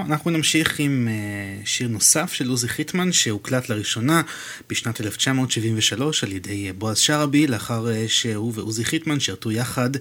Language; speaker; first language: Hebrew; native; Hebrew